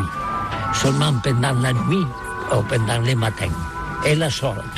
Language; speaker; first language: French; non-native, learner; Catalan